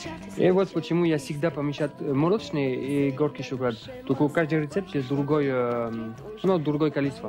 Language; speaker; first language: Russian; non-native, learner; French